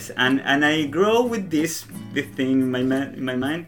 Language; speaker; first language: English; non-native, learner; Spanish